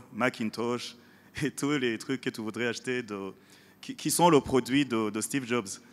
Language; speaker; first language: French; non-native, local second language; Rundi